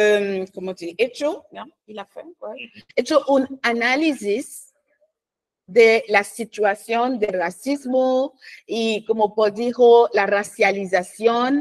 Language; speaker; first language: Spanish; non-native, fluent; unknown